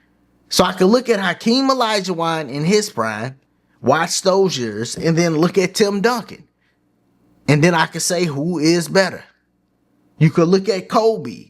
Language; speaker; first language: English; native; English